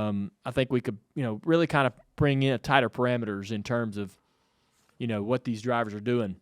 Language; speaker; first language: English; native; English